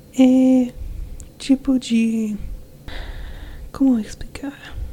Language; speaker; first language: Portuguese; non-native, learner; English